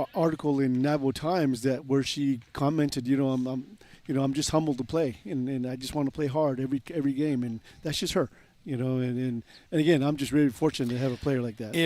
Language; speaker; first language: English; native; English